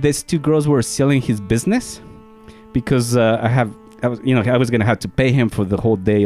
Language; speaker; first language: English; non-native, fluent; Spanish